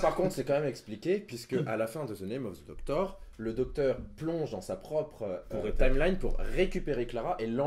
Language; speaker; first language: French; native; French